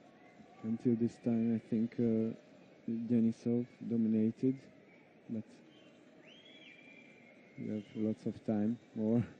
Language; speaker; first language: English; non-native, learner; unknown